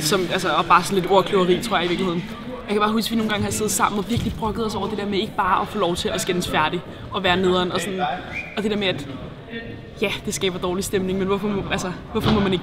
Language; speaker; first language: Danish; native; Danish